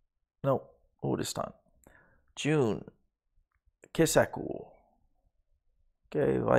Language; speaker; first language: Finnish; non-native, learner; English